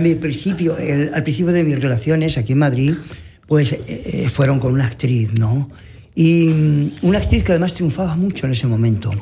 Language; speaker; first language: Spanish; native; Spanish